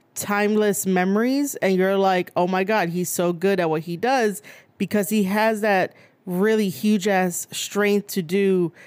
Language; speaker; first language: English; native; English